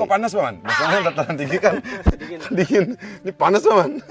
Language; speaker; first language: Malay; non-native, local second language; Balinese